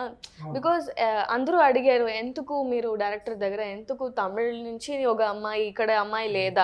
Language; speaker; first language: Telugu; non-native, learner; Tamil